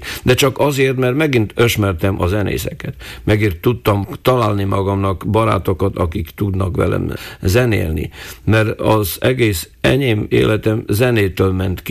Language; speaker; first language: Hungarian; non-native, local second language; Slovak